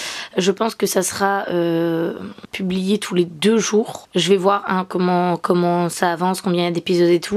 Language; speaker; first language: French; native; French